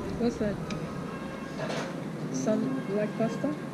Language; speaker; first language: English; non-native, learner; Turkish